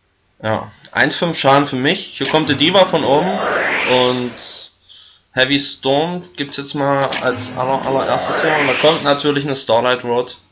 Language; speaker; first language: German; native; German